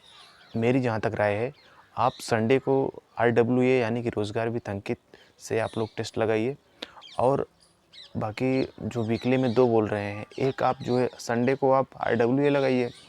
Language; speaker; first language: Hindi; native; Hindi